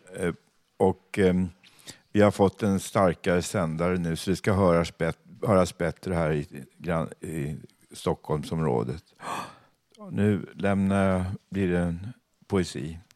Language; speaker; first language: Swedish; native; Swedish